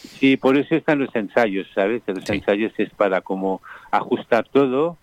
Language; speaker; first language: Spanish; non-native, fluent; Morisyen